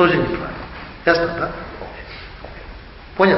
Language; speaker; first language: Russian; non-native, learner; Tibetan